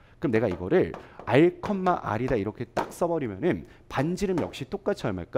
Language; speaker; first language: Korean; native; Korean